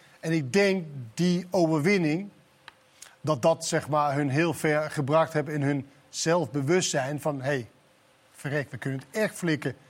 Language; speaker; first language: Dutch; non-native, fluent; Danish